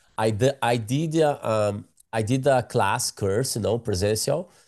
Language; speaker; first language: English; non-native, learner; Portuguese